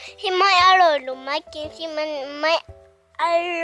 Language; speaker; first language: Thai; early bilingual, heritage; Thai